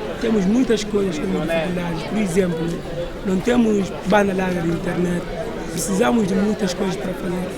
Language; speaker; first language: Portuguese; non-native, local second language; Upper Guinea Crioulo